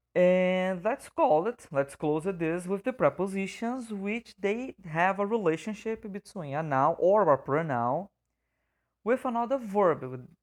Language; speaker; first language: English; non-native, fluent; Portuguese